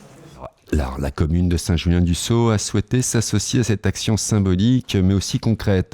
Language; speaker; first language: French; native; French